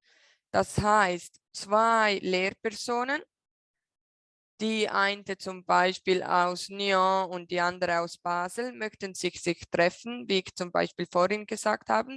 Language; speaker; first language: German; non-native, local second language; Italian